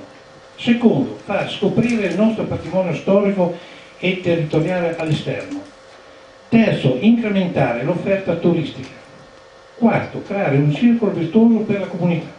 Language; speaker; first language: Italian; native; Italian